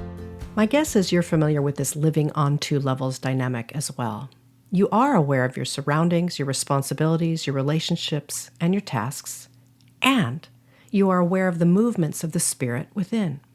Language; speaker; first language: English; native; English